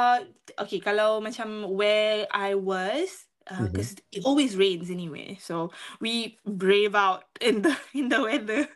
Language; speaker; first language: English; non-native, local second language; Malay